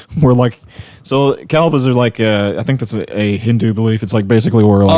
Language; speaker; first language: English; native; English